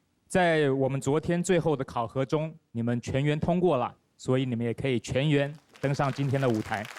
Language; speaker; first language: Chinese; native; Chinese